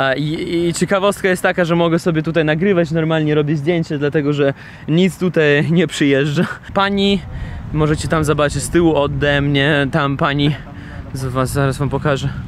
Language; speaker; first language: Polish; non-native, fluent; Russian